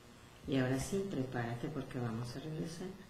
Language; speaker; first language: Spanish; native; Spanish